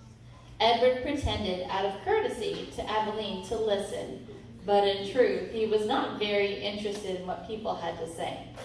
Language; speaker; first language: English; native; English